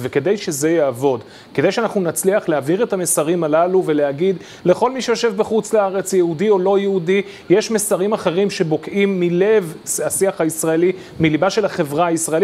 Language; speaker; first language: Hebrew; native; Hebrew